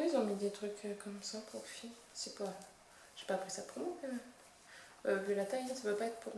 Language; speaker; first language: French; native; French